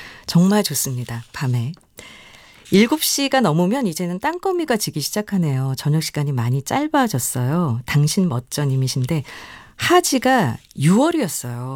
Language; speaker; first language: Korean; native; Korean